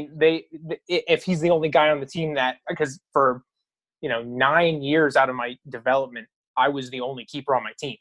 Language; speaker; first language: English; native; English